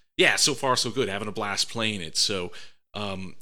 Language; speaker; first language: English; native; English